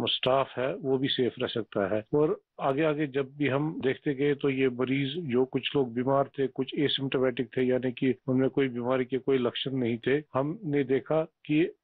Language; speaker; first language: Hindi; non-native, local second language; Kashmiri